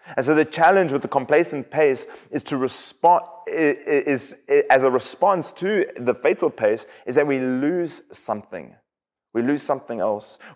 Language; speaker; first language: English; native; English